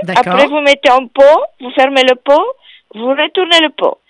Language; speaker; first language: French; non-native, fluent; Romanian